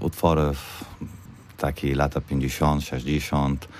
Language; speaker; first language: Polish; non-native, learner; Italian